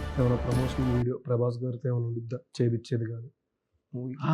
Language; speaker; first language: Telugu; native; Telugu